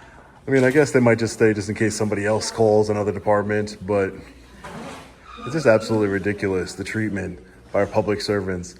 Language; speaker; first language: English; native; English